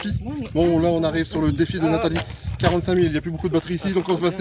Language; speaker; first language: French; native; French